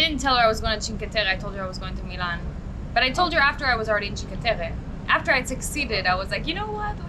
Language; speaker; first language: English; early bilingual, heritage; English